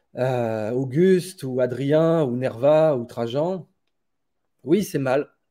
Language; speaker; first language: French; native; French